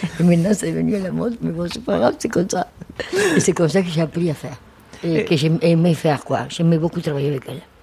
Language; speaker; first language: French; non-native, fluent; Spanish